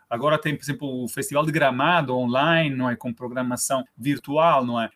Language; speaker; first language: Portuguese; non-native, fluent; Italian